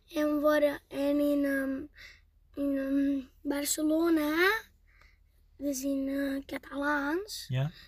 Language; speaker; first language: Dutch; early bilingual, heritage; Spanish